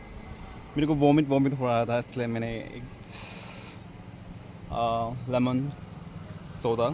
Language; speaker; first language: Hindi; non-native, local second language; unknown